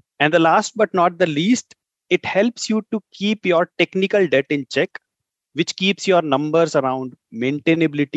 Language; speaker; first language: English; non-native, local second language; Hindi